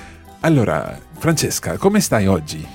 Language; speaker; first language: Italian; non-native, fluent; English